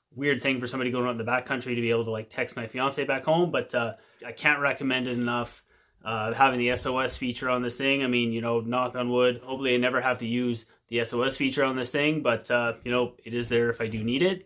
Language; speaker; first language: English; native; English